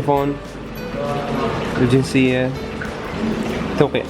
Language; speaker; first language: Arabic; native; Arabic